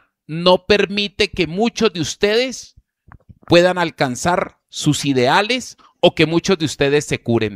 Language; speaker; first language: Spanish; native; Spanish